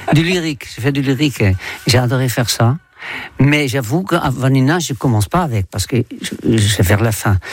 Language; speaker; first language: French; non-native, fluent; Dutch